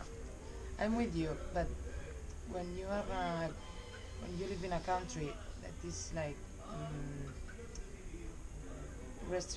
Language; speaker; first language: English; non-native, learner; Spanish